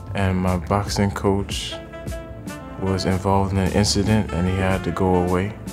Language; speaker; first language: English; native; English